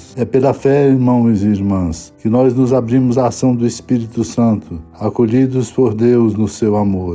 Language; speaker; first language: Portuguese; native; Portuguese